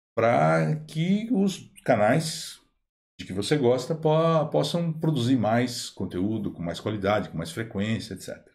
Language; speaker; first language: Portuguese; native; Portuguese